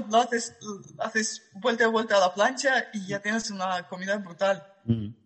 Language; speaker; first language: Spanish; non-native, fluent; Russian